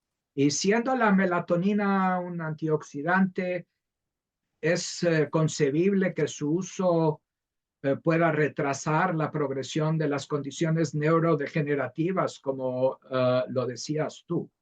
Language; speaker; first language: Spanish; native; Spanish